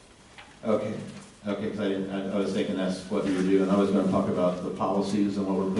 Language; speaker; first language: English; native; English